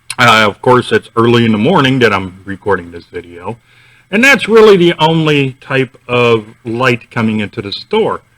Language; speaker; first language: English; native; English